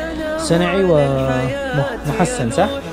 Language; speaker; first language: Arabic; non-native, learner; Filipino